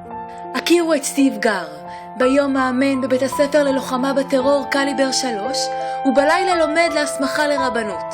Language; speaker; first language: Hebrew; native; Hebrew